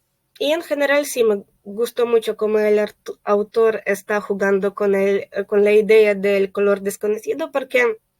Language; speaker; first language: Spanish; non-native, fluent; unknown